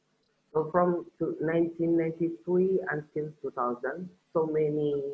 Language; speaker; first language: English; non-native, learner; Indonesian